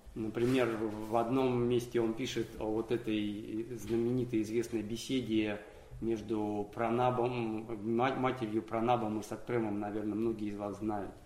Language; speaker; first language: Russian; native; Russian